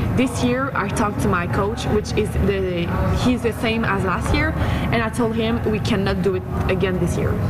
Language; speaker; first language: English; non-native, fluent; French